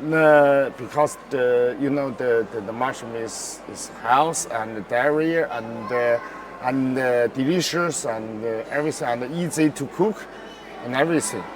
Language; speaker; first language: English; non-native, learner; Chinese